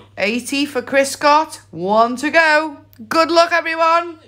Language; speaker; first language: English; native; English